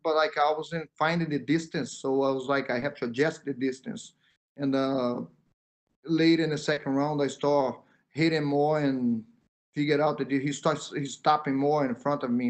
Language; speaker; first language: English; non-native, fluent; Portuguese